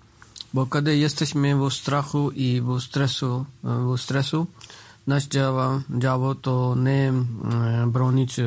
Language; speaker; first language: Polish; non-native, learner; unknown